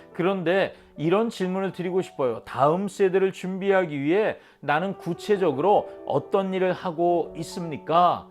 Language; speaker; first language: Korean; native; Korean